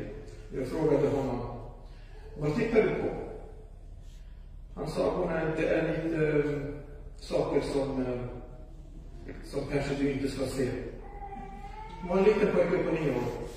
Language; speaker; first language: Swedish; non-native, fluent; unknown